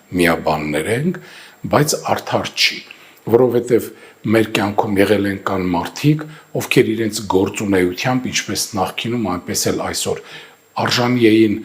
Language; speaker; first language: Armenian; native; Armenian